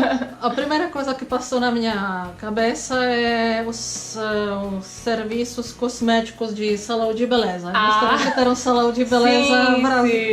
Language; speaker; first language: Portuguese; non-native, fluent; Czech